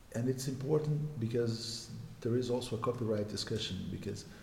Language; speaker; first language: English; non-native, fluent; Portuguese